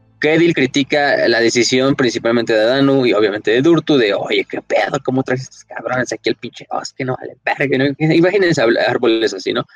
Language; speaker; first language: Spanish; native; Spanish